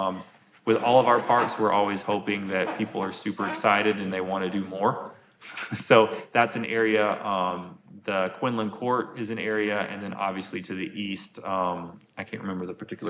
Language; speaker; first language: English; native; English